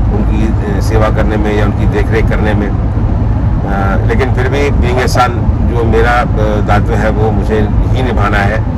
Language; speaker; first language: Hindi; non-native, local second language; Punjabi